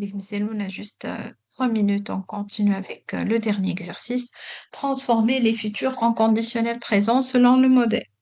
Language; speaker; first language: French; non-native, local second language; Arabic